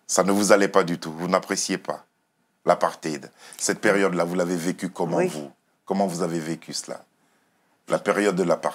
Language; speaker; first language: French; native; French